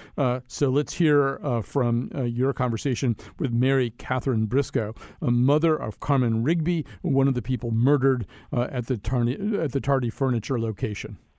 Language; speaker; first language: English; native; English